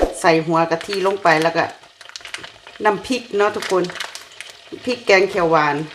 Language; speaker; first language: Thai; non-native, local second language; Lao